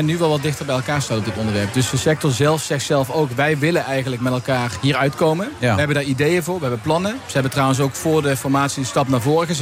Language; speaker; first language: Dutch; native; Dutch